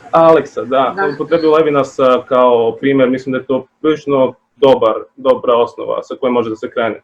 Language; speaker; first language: Bosnian; native; Bosnian